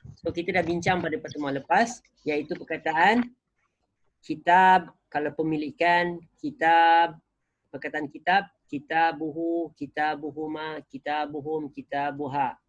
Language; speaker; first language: Malay; native; Malay